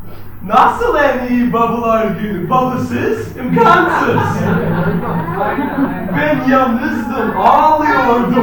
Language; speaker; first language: Turkish; non-native, fluent; English